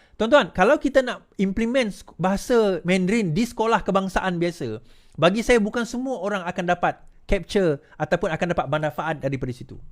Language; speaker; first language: Malay; native; Malay